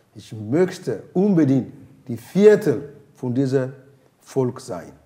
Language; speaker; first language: German; non-native, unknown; Ewe